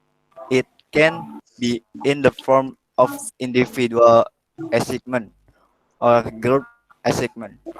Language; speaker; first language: English; non-native, learner; Indonesian